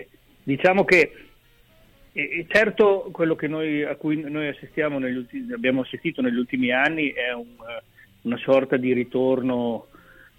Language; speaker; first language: Italian; native; Italian